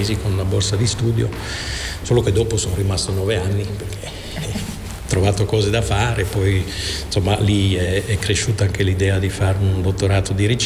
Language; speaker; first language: Italian; non-native, fluent; Dutch